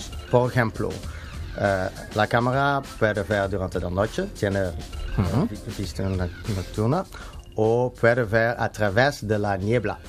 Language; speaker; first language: Spanish; non-native, learner; Dutch